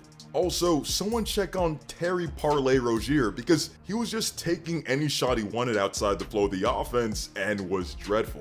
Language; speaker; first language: English; native; English